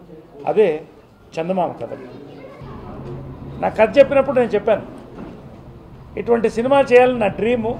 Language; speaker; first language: Telugu; native; Telugu